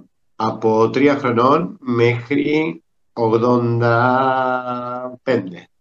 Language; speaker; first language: Greek; early bilingual, heritage; Spanish